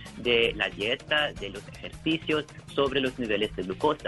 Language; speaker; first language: Spanish; non-native, learner; English